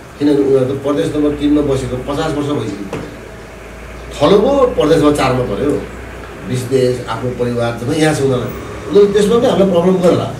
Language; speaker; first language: Nepali; non-native, local second language; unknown